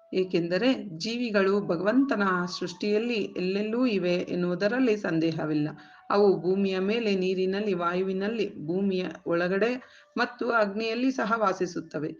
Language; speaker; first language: Kannada; native; Kannada